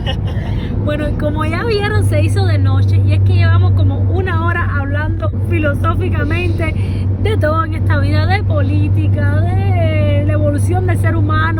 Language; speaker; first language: Spanish; native; Spanish